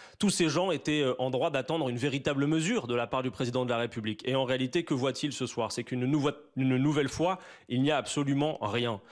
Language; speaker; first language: French; native; French